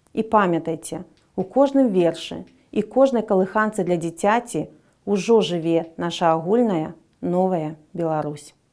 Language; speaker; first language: Belarusian; non-native, local second language; Russian